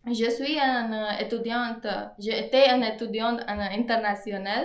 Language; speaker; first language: French; non-native, learner; Gujarati